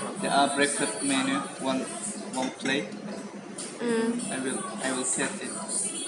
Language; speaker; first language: English; non-native, learner; Turkish